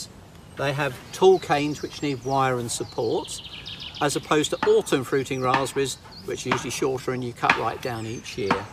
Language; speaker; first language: English; native; English